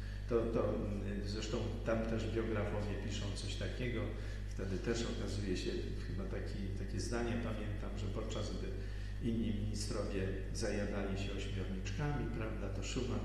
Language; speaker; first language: Polish; native; Polish